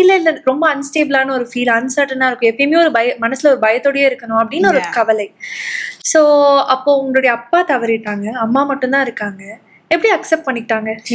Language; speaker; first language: Tamil; native; Tamil